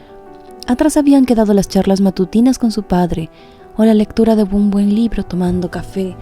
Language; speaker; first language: Spanish; native; Spanish